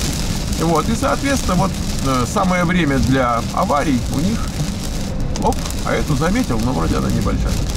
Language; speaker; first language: Russian; native; Russian